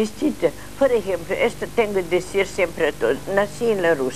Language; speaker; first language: Spanish; non-native, learner; Russian